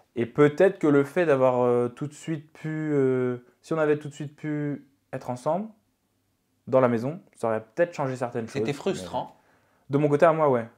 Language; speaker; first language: French; native; French